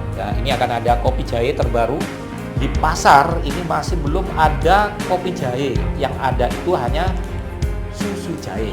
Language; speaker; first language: Indonesian; non-native, local second language; Madurese